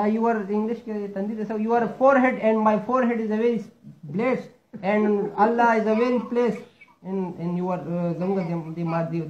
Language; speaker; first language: English; non-native, learner; Urdu